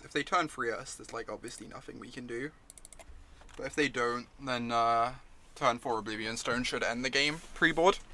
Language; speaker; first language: English; native; English